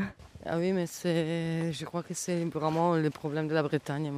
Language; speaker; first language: French; non-native, fluent; Italian